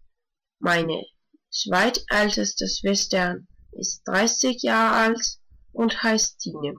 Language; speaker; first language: German; non-native, learner; Danish